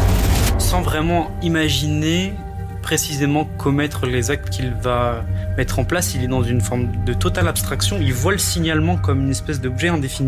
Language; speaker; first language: French; native; French